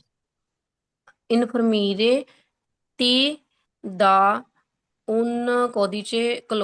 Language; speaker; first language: Italian; non-native, learner; Punjabi